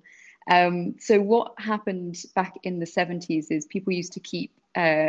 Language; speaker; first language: English; native; English